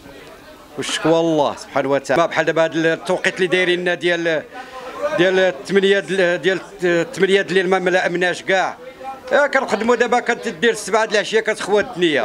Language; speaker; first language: Arabic; native; Arabic